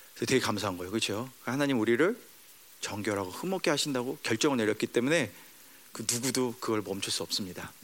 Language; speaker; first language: Korean; early bilingual, heritage; Korean